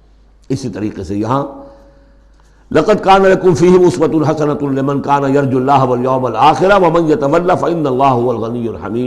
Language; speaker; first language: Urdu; native; Urdu